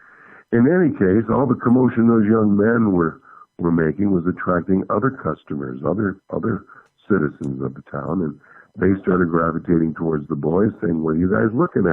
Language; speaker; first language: English; native; English